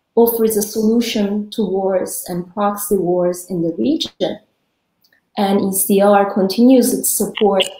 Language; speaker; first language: English; early bilingual, other home language; Kurdish